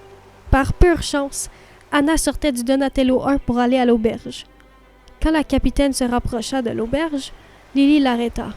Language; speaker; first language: French; native; French